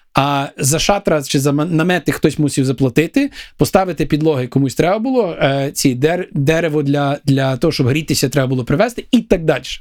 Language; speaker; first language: Ukrainian; early bilingual, heritage; Ukrainian